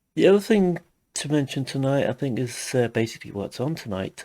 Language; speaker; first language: English; native; English